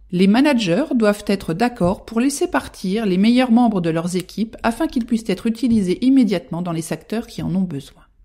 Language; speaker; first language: French; native; French